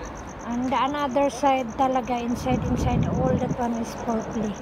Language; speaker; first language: English; non-native, local second language; Filipino